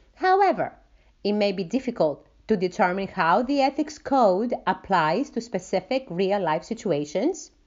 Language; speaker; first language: English; non-native, fluent; Greek